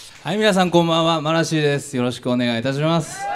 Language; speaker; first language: Japanese; native; Japanese